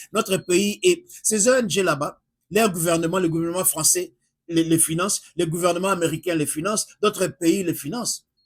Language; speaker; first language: French; non-native, local second language; Lingala